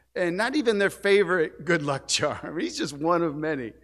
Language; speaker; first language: English; native; English